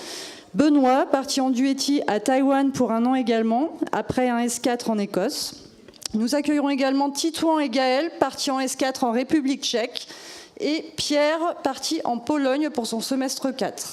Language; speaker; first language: French; native; French